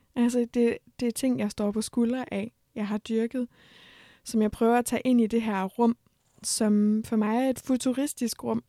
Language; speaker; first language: Danish; native; Danish